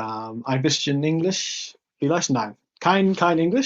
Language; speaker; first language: German; non-native, learner; English